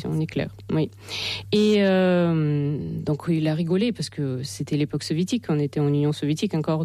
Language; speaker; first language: French; non-native, fluent; Russian